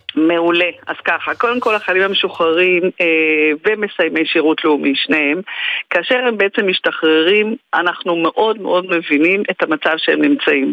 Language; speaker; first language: Hebrew; native; Hebrew